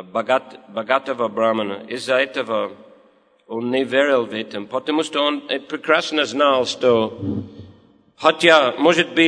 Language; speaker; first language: Russian; non-native, learner; English